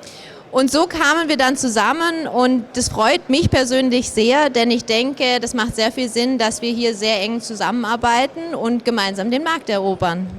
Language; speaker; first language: German; native; German